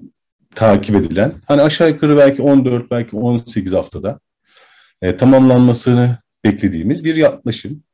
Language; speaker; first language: Turkish; native; Turkish